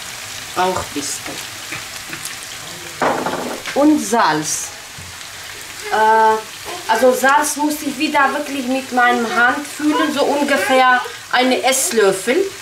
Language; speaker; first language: German; non-native, local second language; Kurdish